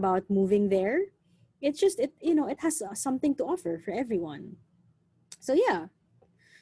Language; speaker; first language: English; non-native, local second language; Filipino